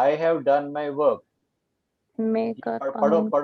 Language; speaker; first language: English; non-native, local second language; Kashmiri